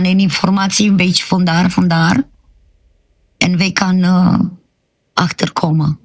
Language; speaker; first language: Dutch; non-native, learner; Romanian